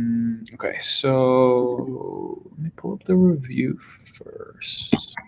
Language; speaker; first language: English; native; English